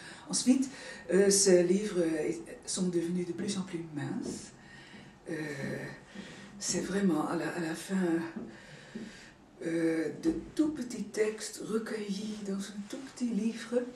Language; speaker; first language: French; non-native, fluent; Dutch